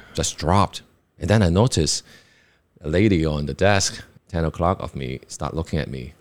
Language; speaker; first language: English; non-native, local second language; Cantonese